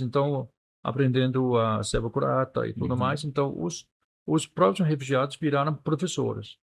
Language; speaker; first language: Portuguese; non-native, fluent; Danish